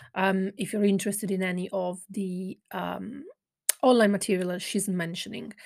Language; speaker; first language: English; non-native, fluent; Italian